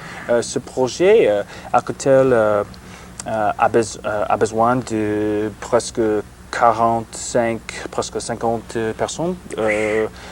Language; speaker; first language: French; non-native, learner; English